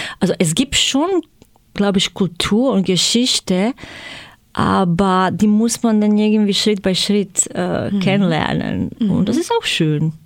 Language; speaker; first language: German; non-native, fluent; Croatian